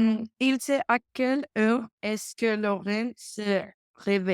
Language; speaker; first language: French; non-native, learner; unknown